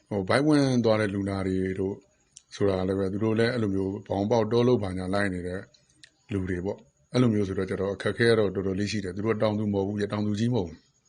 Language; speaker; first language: Burmese; native; Burmese